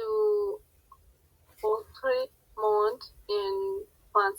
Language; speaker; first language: French; non-native, learner; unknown